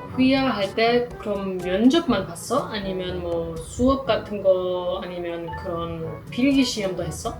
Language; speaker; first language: Korean; non-native, fluent; German